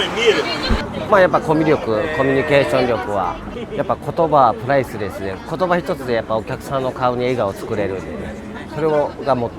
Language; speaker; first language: Japanese; native; Japanese